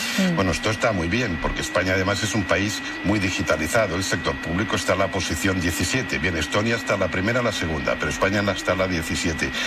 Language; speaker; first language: Spanish; non-native, local second language; Catalan